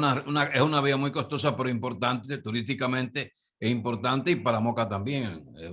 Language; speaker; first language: Spanish; native; Spanish